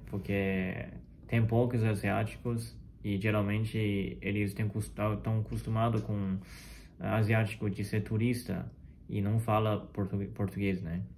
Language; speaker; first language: Portuguese; non-native, fluent; Chinese